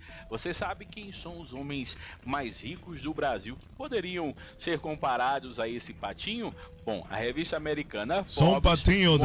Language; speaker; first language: Portuguese; native; Portuguese